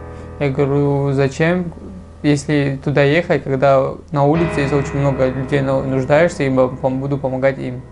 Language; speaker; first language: Russian; non-native, local second language; Tajik